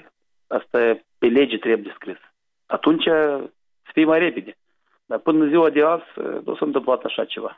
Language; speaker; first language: Romanian; non-native, local second language; Gagauz